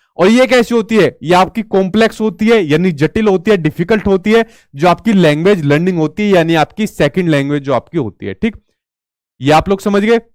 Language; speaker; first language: Hindi; native; Hindi